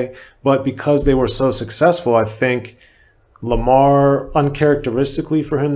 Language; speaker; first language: English; native; English